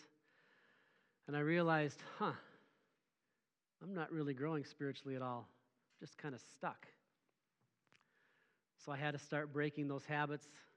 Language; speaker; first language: English; native; English